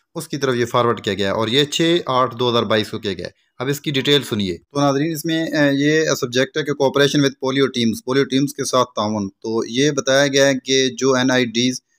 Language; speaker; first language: Urdu; non-native, local second language; Punjabi